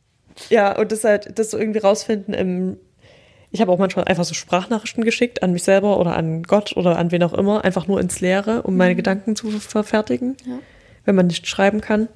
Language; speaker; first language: German; native; German